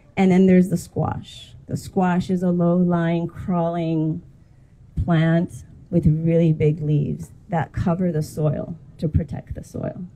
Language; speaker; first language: English; native; English